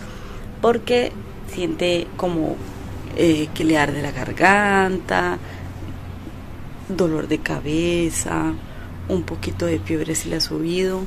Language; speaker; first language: Spanish; native; Spanish